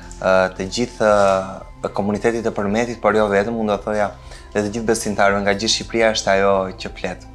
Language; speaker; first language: Albanian; native; Albanian